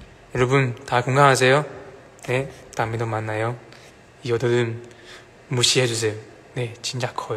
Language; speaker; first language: Korean; non-native, learner; Chinese